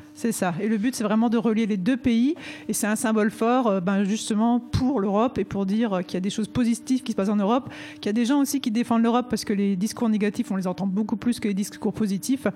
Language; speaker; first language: French; native; French